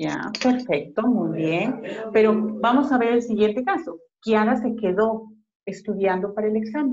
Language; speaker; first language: Spanish; native; Spanish